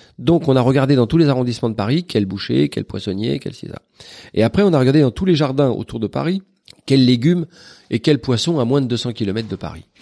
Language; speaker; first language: French; native; French